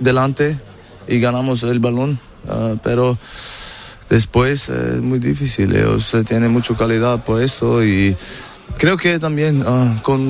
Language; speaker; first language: Spanish; non-native, learner; German